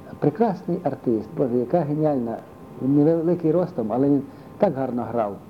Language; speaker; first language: Ukrainian; native; Ukrainian